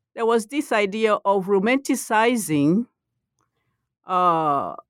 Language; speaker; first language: English; non-native, fluent; Mandingo